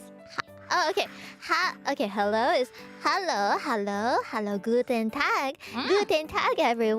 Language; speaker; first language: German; non-native, learner; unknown